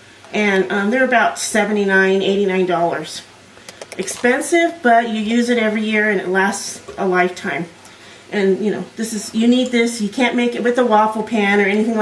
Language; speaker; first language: English; native; English